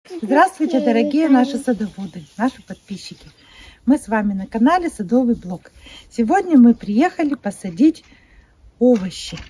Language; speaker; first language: Russian; native; Russian